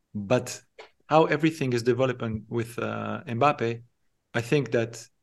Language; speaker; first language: English; non-native, fluent; Hebrew